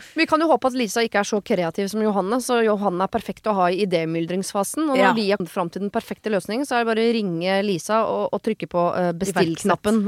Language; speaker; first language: Norwegian; native; Norwegian